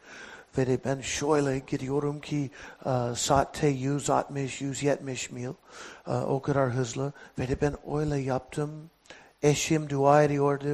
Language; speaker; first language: Turkish; non-native, fluent; English